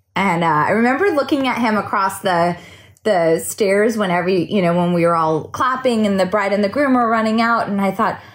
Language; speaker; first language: English; native; English